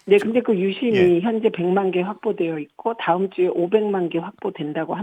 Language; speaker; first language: Korean; native; Korean